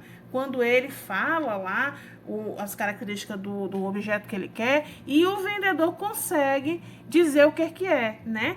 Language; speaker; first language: Portuguese; native; Portuguese